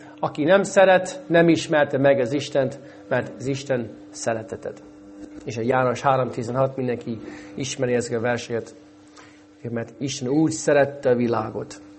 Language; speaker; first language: Hungarian; non-native, fluent; English